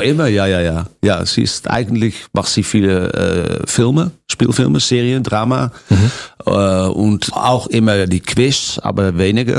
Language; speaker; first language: German; non-native, fluent; Dutch